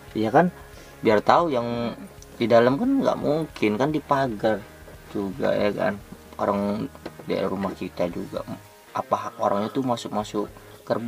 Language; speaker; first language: Indonesian; native; Indonesian